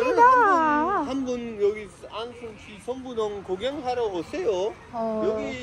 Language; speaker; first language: Korean; non-native, learner; Urdu